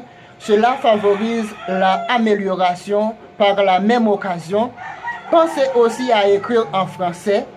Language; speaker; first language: French; non-native, local second language; Haitian Creole